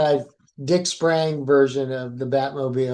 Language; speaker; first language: English; native; English